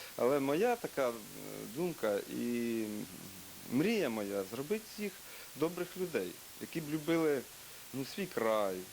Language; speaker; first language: Ukrainian; native; Ukrainian